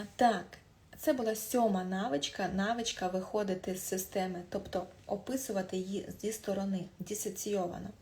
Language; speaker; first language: Ukrainian; non-native, local second language; Russian